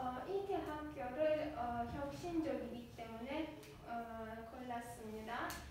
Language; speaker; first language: Korean; non-native, learner; Azerbaijani